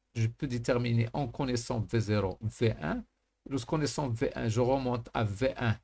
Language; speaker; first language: French; non-native, local second language; Arabic